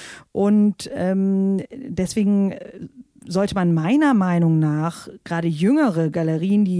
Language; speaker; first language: German; native; German